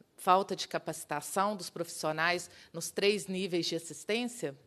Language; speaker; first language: Portuguese; native; Portuguese